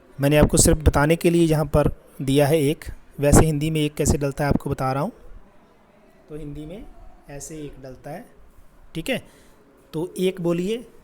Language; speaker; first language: Hindi; non-native, local second language; Punjabi